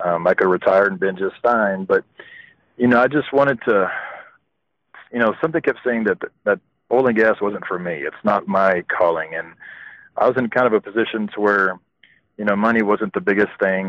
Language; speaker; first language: English; native; English